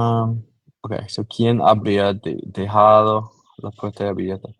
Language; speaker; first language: Spanish; non-native, learner; English